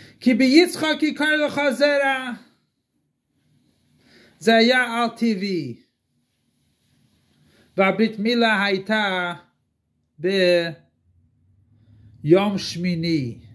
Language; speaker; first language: Hebrew; non-native, fluent; English